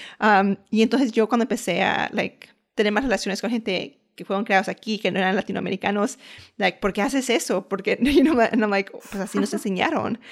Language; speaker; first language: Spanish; early bilingual, heritage; Spanish